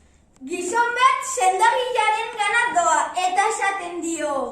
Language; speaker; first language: Basque; non-native, local second language; Spanish